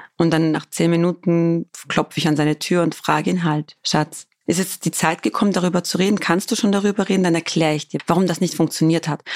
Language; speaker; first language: German; early bilingual, other home language; Albanian